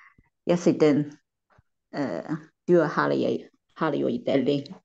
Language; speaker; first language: Finnish; non-native, learner; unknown